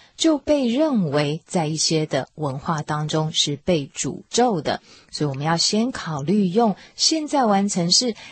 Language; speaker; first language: Chinese; native; Chinese